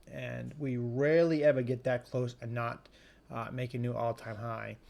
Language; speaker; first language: English; native; English